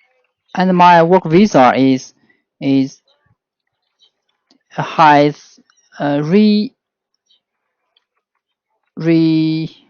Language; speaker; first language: English; non-native, learner; Chinese